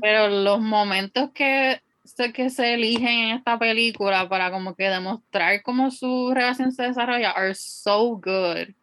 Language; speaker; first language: Spanish; native; Spanish